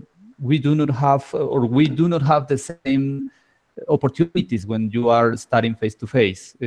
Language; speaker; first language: English; non-native, learner; Spanish